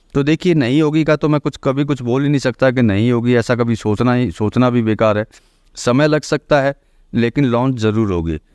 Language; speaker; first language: Hindi; native; Hindi